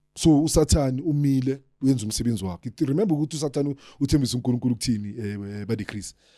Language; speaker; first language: Zulu; native; Zulu